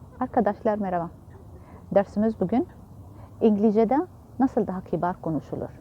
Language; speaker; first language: Turkish; non-native, fluent; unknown